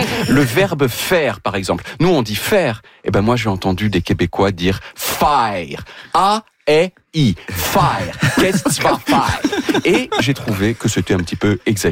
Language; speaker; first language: French; native; French